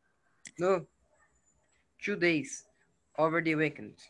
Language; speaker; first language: English; non-native, learner; Portuguese